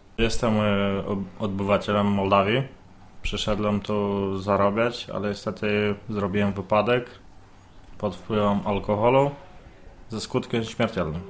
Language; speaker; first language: Polish; non-native, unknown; Romanian